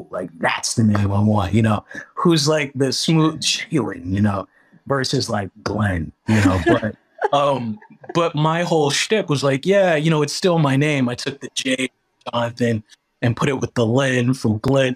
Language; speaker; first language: English; native; English